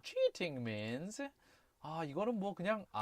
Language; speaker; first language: Korean; native; Korean